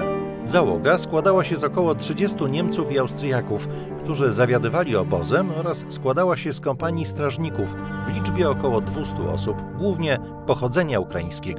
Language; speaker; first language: Polish; native; Polish